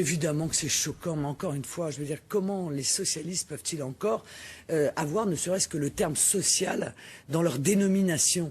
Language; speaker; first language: French; native; French